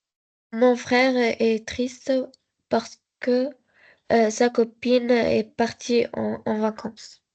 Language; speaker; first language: French; non-native, learner; Arabic